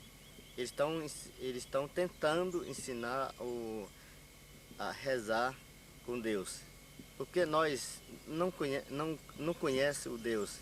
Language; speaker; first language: Portuguese; non-native, local second language; Yanomámi